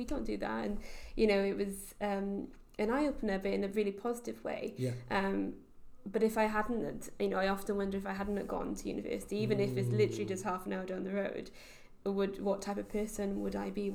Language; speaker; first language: English; native; English